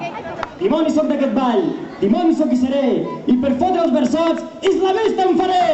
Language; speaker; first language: Catalan; native; Catalan